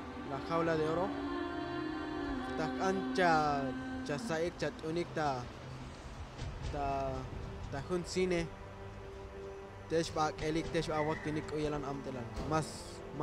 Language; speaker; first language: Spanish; non-native, local second language; Tzotzil